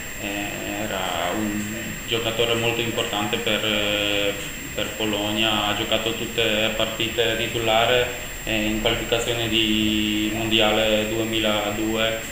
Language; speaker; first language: Italian; non-native, learner; Polish